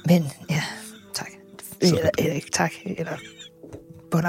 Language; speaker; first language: Danish; native; Danish